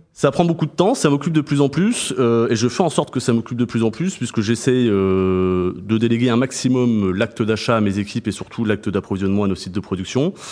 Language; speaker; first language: French; native; French